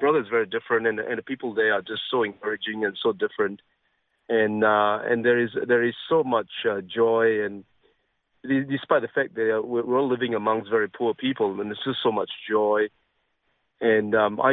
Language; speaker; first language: English; non-native, local second language; Min Nan Chinese